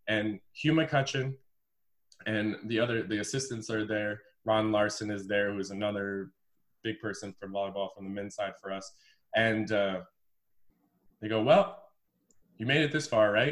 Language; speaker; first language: English; native; English